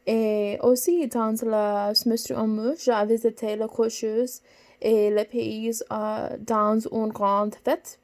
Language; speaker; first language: French; non-native, learner; English